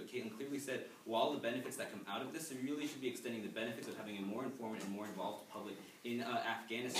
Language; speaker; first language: English; native; English